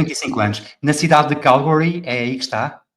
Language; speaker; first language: Portuguese; native; Portuguese